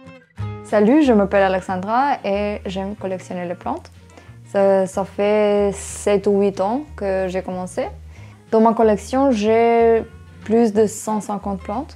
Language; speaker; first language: French; non-native, fluent; English